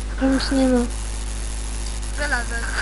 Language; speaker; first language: Polish; native; Polish